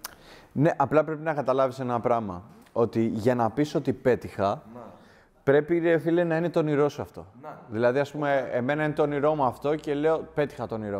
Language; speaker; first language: Greek; native; Greek